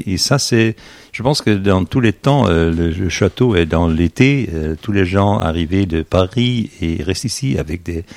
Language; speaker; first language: French; non-native, learner; Dutch